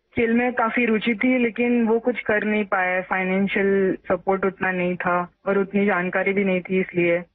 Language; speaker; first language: Hindi; non-native, local second language; Marathi